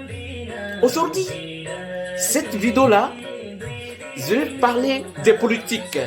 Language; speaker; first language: French; non-native, local second language; Bambara